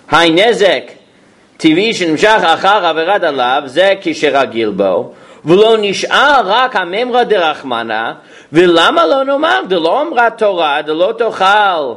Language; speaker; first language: Hebrew; non-native, fluent; English